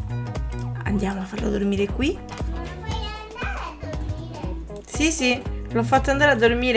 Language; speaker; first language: Italian; native; Italian